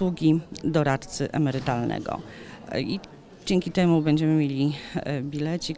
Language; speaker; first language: Polish; native; Polish